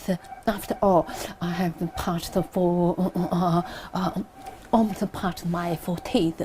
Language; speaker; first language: English; non-native, learner; Chinese